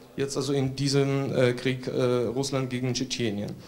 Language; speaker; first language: German; non-native, fluent; Russian